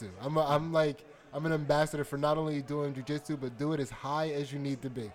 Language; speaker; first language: English; native; English